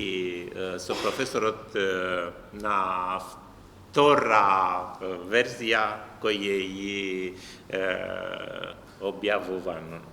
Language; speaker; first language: Macedonian; non-native, learner; Romanian